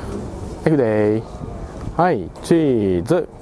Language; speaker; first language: Japanese; native; Japanese